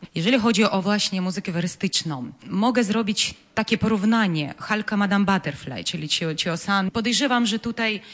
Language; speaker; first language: Polish; non-native, fluent; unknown